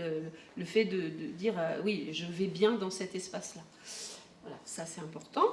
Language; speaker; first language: French; native; French